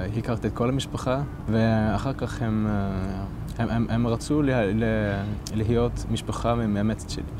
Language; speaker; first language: Hebrew; non-native, learner; Norwegian